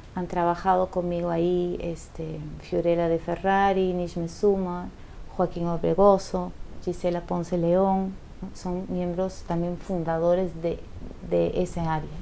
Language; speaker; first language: Spanish; non-native, fluent; Dutch